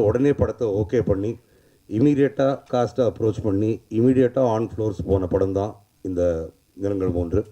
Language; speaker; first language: Tamil; native; Tamil